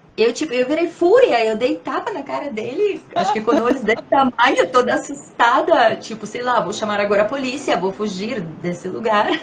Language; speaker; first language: Portuguese; non-native, fluent; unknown